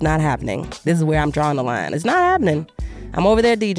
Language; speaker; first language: English; native; English